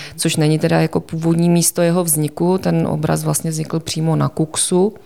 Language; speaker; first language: Czech; native; Czech